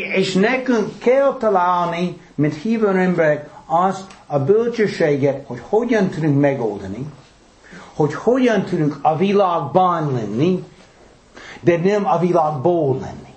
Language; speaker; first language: Hungarian; non-native, fluent; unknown